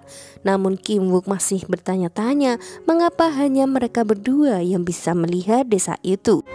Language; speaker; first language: Indonesian; native; Indonesian